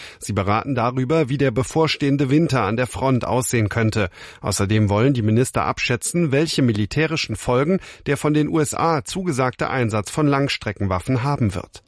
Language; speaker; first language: German; native; German